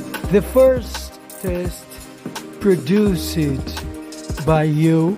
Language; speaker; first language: English; non-native, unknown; Portuguese